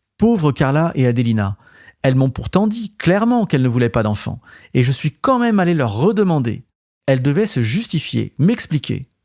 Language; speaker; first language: French; native; French